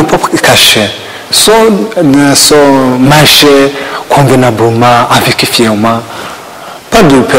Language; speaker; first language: French; non-native, learner; Kinyarwanda